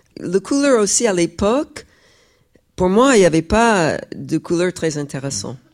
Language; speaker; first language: French; non-native, fluent; English